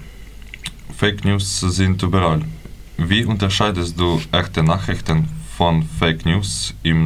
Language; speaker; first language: German; non-native, learner; Ukrainian